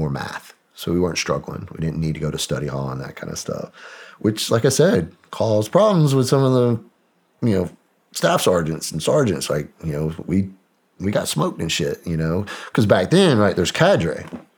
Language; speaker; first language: English; native; English